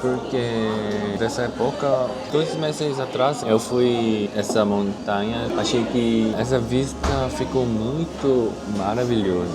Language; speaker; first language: Portuguese; non-native, learner; Korean